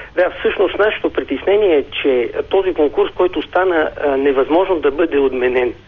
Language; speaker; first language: Bulgarian; native; Bulgarian